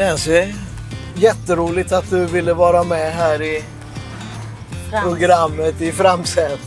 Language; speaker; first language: Swedish; native; Swedish